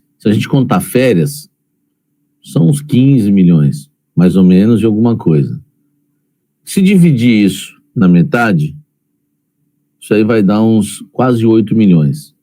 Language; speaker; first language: Portuguese; native; Portuguese